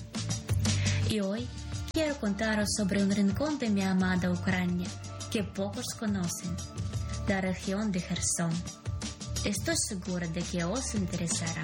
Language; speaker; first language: Spanish; non-native, fluent; Ukrainian